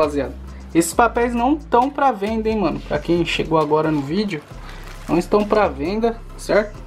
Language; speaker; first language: Portuguese; native; Portuguese